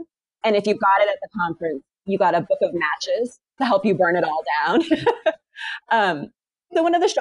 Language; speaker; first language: English; native; English